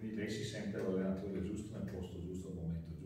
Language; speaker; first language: Italian; native; Italian